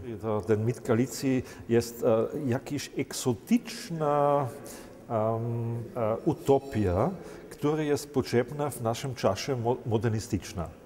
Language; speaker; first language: Polish; non-native, learner; German